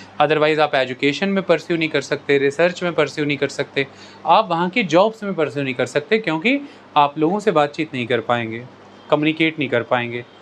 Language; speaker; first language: Hindi; non-native, local second language; Punjabi